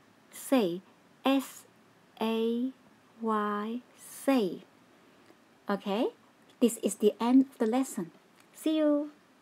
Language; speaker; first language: English; non-native, local second language; Cantonese